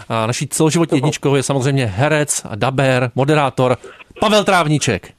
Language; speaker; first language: Czech; native; Czech